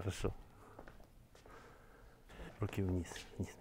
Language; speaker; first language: Russian; native; Russian